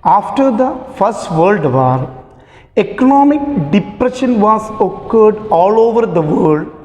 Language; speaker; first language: English; non-native, local second language; Malayalam